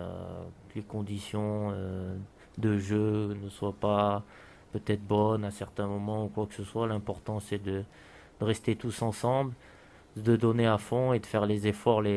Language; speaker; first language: French; native; French